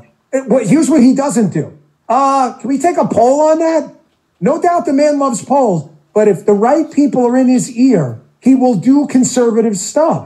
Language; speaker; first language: English; native; English